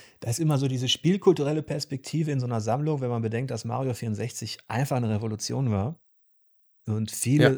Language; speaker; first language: German; native; German